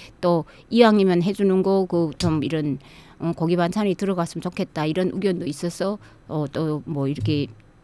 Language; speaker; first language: Korean; native; Korean